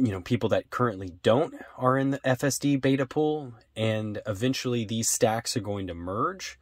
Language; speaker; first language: English; native; English